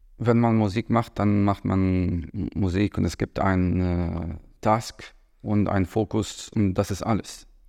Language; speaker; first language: German; non-native, learner; Arabic